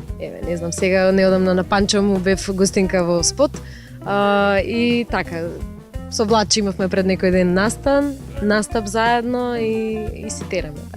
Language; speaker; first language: Macedonian; early bilingual, other home language; Russian